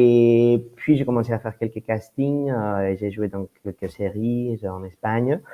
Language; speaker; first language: French; non-native, fluent; Spanish